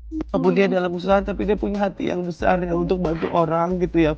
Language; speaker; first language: Indonesian; native; Indonesian